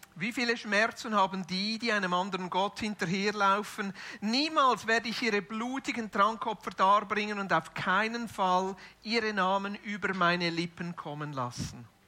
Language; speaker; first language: German; native; German